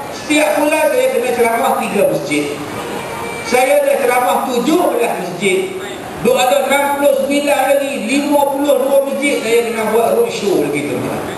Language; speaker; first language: Malay; native; Malay